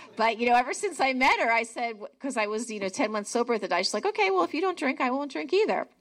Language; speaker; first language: English; native; English